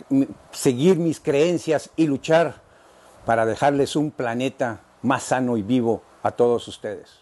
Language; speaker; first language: Spanish; native; Spanish